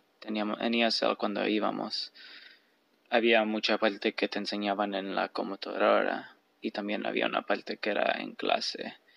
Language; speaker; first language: Spanish; early bilingual, heritage; Spanish